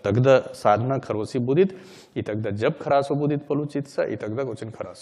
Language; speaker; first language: Russian; non-native, learner; Hindi